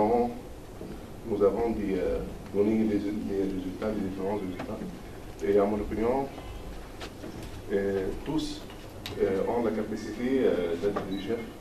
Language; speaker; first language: French; non-native, learner; Arabic